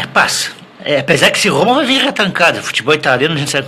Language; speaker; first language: Portuguese; native; Portuguese